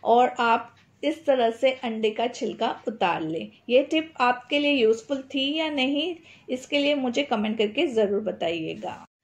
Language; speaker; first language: Hindi; non-native, local second language; Gujarati